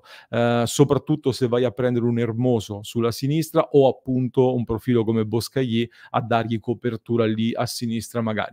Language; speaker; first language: Italian; native; Italian